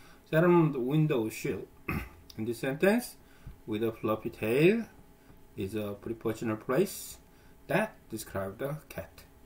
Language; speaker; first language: English; non-native, fluent; Korean